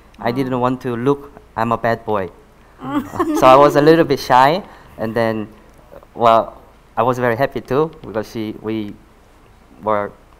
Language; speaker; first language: English; non-native, fluent; Korean